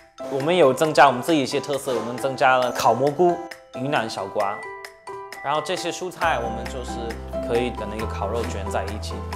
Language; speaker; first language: Chinese; non-native, fluent; English